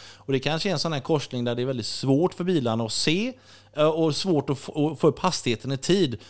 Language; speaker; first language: Swedish; native; Swedish